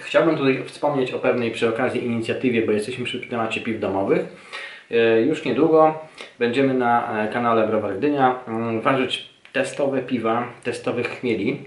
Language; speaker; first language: Polish; native; Polish